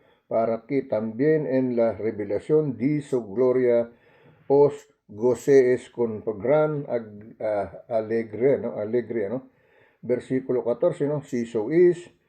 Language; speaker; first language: Spanish; non-native, learner; Filipino